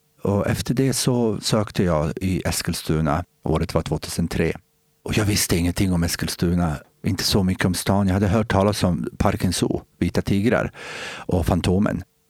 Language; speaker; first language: Swedish; non-native, fluent; Bosnian